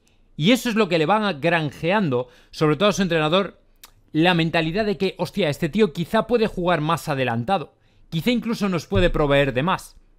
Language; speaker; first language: Spanish; native; Spanish